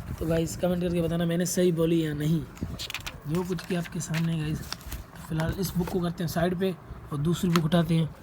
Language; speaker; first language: Urdu; non-native, local second language; Sindhi